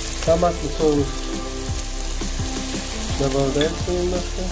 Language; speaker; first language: Russian; non-native, local second language; Uzbek